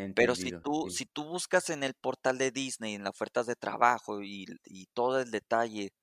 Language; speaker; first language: Spanish; native; Spanish